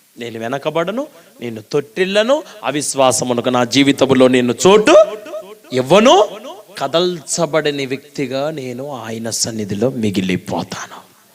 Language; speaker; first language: Telugu; native; Telugu